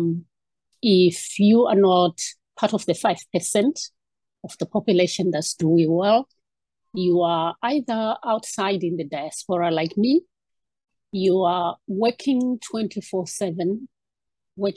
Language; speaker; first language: English; non-native, local second language; Shona